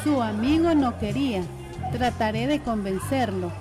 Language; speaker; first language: Spanish; native; Spanish